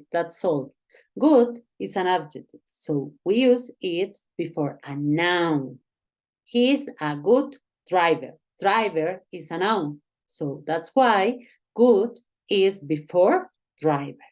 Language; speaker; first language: English; non-native, learner; Spanish